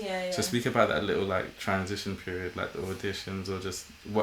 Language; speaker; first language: English; native; English